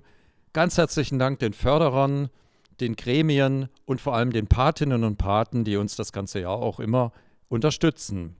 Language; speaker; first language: German; native; German